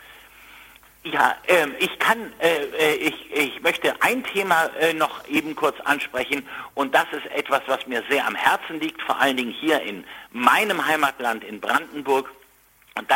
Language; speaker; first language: German; native; German